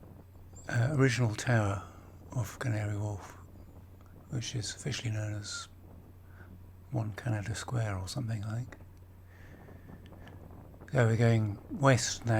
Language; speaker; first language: English; native; English